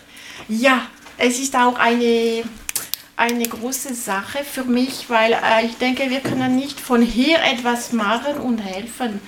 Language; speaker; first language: German; non-native, learner; French